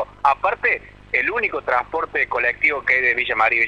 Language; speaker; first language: Spanish; native; Spanish